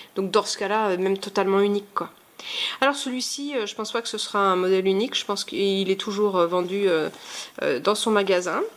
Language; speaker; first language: French; native; French